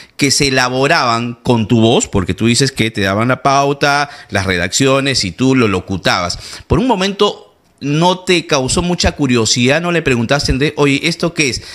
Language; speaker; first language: Spanish; native; Spanish